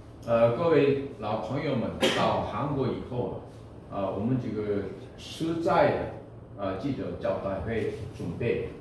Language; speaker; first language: Chinese; non-native, fluent; Korean